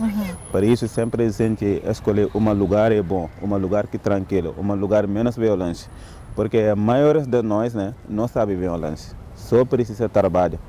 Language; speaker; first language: Portuguese; non-native, learner; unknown